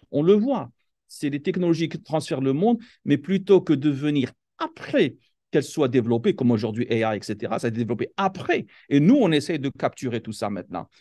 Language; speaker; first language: French; non-native, local second language; Kabyle